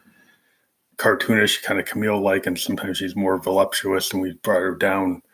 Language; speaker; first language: English; native; English